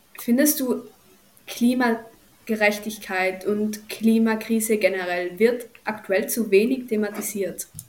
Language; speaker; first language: German; native; German